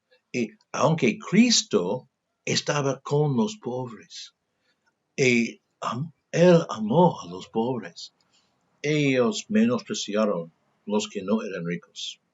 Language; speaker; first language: Spanish; non-native, fluent; English